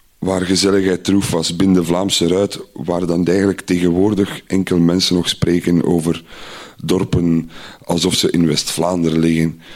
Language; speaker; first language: Dutch; native; Dutch